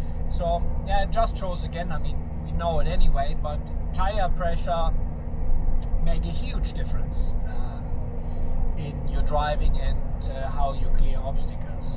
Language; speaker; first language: English; native; English